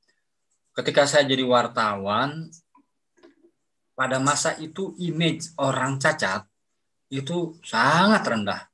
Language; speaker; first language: Indonesian; native; Indonesian